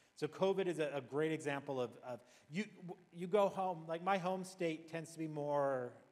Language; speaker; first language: English; native; English